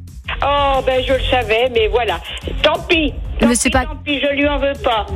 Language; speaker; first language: French; native; French